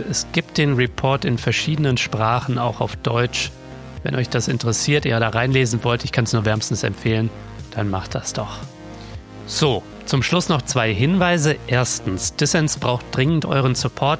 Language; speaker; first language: German; native; German